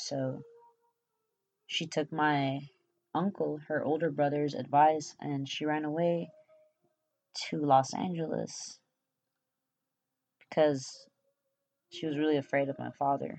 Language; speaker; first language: English; early bilingual, other home language; Spanish